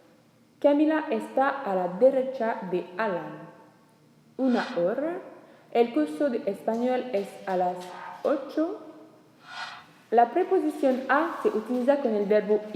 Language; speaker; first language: Spanish; non-native, learner; French